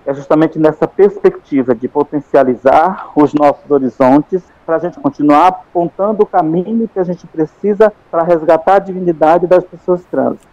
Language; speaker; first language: Portuguese; native; Portuguese